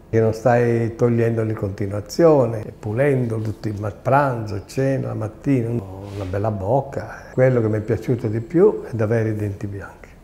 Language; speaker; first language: Italian; native; Italian